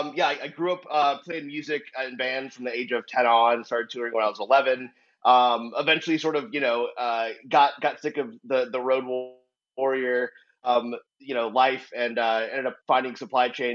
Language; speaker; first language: English; native; English